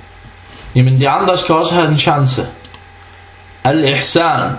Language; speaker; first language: Danish; early bilingual, other home language; Arabic